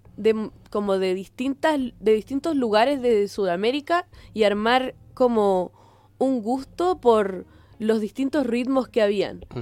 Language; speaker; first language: Spanish; native; Spanish